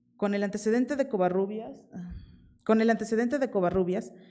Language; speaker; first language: Spanish; native; Spanish